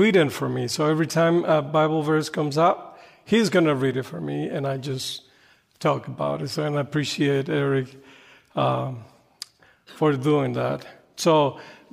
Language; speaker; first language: English; non-native, fluent; Spanish